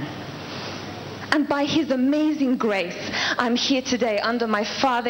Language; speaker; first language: English; native; English